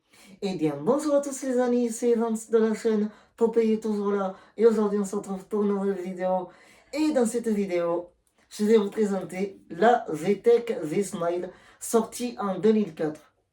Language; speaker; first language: French; native; French